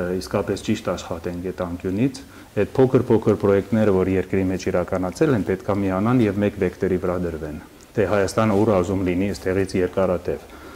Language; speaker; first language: Armenian; early bilingual, heritage; Armenian